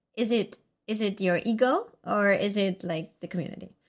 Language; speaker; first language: English; non-native, fluent; Italian